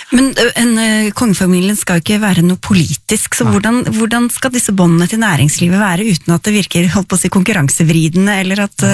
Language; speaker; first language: Norwegian; native; Norwegian